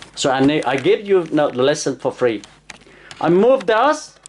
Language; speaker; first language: English; non-native, learner; Vietnamese